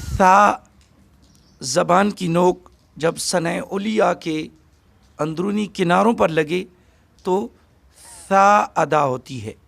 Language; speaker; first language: Urdu; non-native, local second language; Pashto